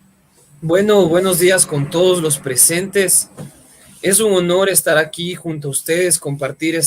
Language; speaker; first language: Spanish; native; Spanish